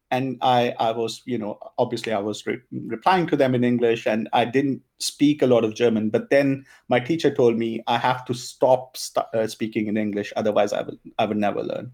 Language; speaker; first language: English; non-native, local second language; Punjabi